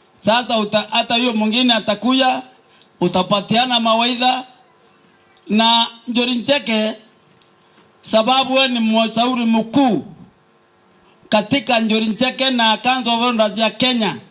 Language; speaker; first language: Swahili; non-native, local second language; Meru